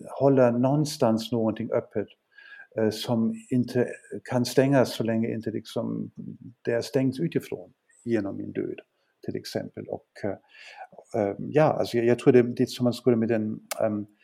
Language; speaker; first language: Swedish; non-native, fluent; German